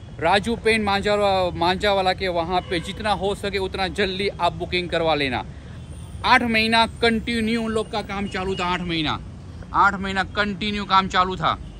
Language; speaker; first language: Hindi; non-native, local second language; Gujarati